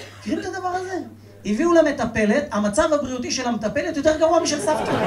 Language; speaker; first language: Hebrew; native; Hebrew